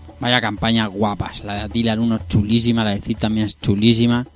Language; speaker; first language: Spanish; native; Spanish